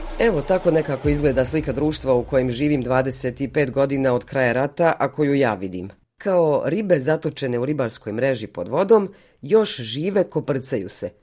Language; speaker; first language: Bosnian; native; Bosnian